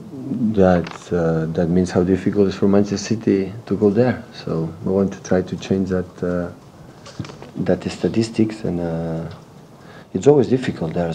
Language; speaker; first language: English; non-native, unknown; Catalan